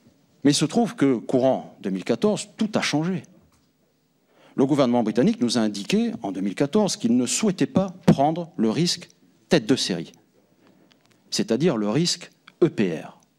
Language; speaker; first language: French; native; French